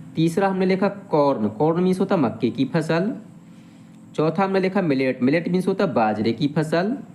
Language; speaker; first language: Hindi; native; Hindi